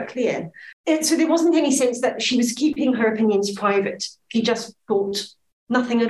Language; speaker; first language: English; native; English